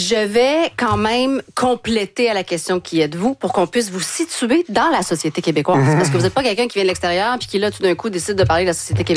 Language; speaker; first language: French; native; French